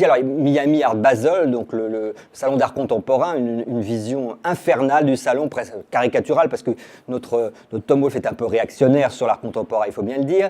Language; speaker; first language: French; native; French